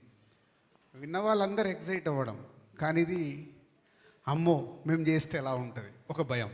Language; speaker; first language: Telugu; native; Telugu